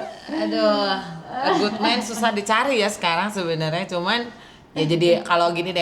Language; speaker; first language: Indonesian; native; Indonesian